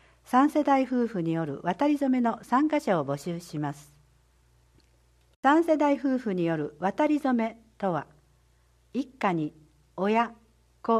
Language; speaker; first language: Japanese; native; Japanese